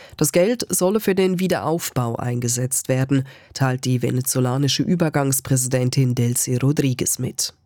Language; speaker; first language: German; native; German